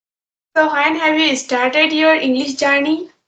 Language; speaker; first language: English; non-native, learner; Bangla